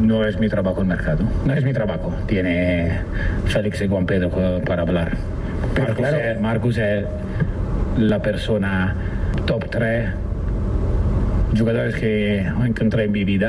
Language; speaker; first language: Spanish; non-native, learner; Italian